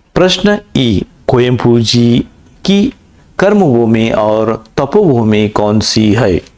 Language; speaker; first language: Hindi; non-native, local second language; Kannada